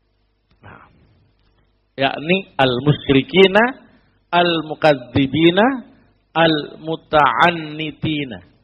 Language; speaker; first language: Arabic; non-native, fluent; Indonesian